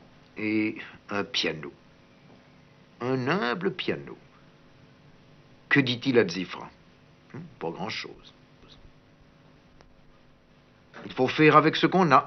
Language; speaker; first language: French; native; French